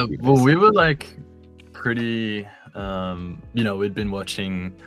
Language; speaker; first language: English; native; English